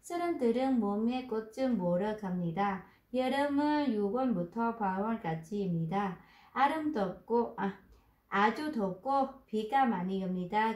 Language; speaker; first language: Korean; non-native, fluent; Vietnamese